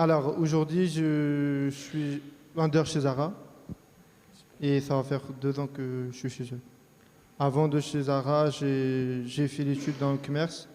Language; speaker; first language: French; early bilingual, other home language; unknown